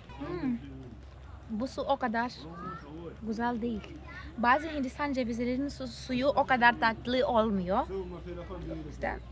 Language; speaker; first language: Turkish; non-native, fluent; Portuguese